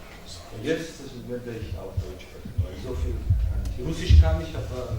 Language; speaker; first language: German; non-native, learner; Georgian